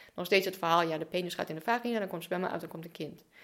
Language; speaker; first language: Dutch; non-native, fluent; German